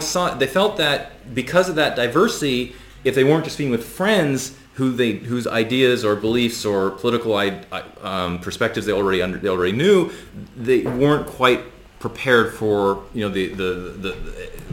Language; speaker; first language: English; native; English